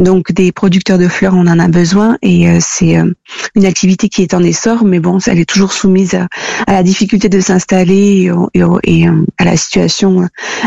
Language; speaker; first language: French; native; French